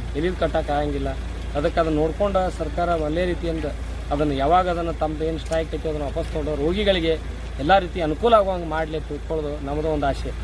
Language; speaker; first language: Kannada; native; Kannada